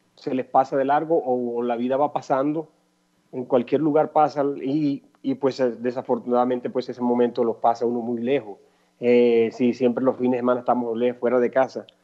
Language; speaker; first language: Spanish; native; Spanish